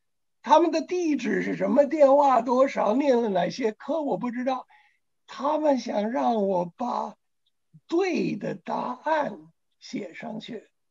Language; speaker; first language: Chinese; non-native, fluent; English